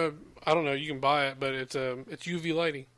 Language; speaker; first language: English; native; English